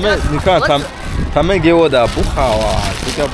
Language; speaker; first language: Chinese; non-native, learner; Rundi